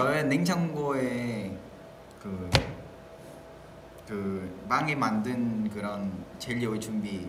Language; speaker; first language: Korean; non-native, fluent; Vietnamese